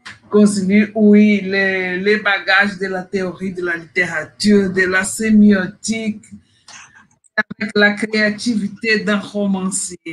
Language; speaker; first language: French; non-native, fluent; Portuguese